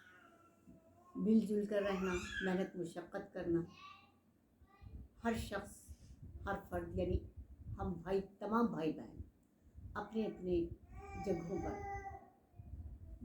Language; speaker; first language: Urdu; native; Urdu